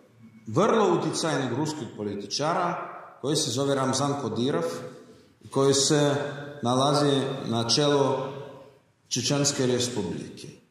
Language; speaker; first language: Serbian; non-native, learner; Russian